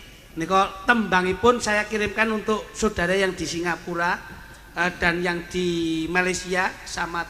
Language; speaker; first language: Indonesian; non-native, local second language; Javanese